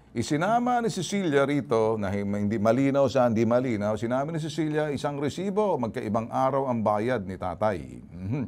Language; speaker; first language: Filipino; native; Filipino